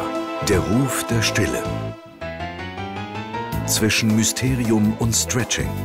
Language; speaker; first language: German; native; German